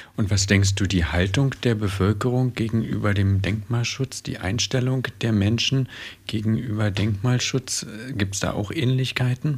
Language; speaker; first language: German; native; German